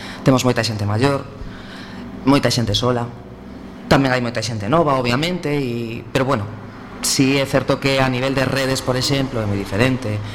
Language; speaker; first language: Galician; native; Galician